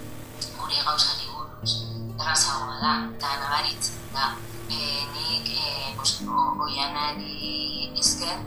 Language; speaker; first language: Basque; non-native, learner; Spanish